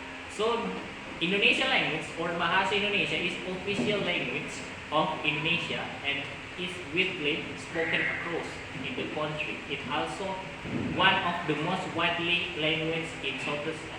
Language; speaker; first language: English; non-native, learner; Indonesian